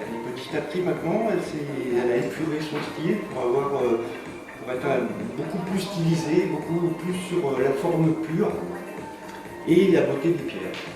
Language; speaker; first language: French; native; French